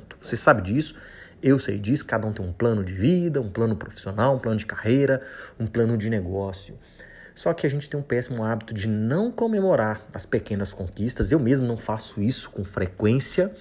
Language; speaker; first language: Portuguese; native; Portuguese